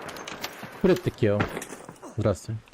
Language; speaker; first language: Russian; native; Russian